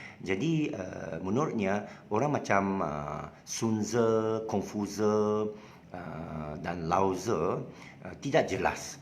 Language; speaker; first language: Malay; non-native, local second language; Chinese